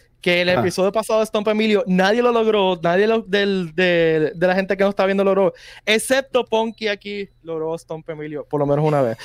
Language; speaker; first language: Spanish; native; Spanish